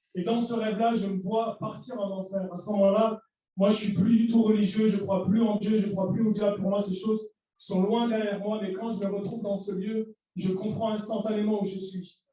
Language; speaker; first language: French; early bilingual, other home language; Arabic